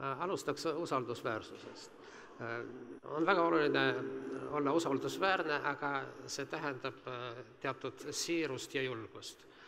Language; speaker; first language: Estonian; non-native, local second language; Russian